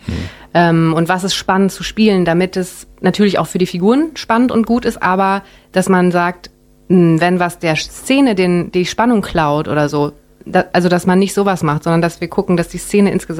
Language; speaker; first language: German; early bilingual, other home language; Japanese